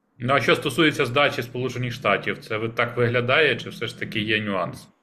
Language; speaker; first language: Ukrainian; native; Ukrainian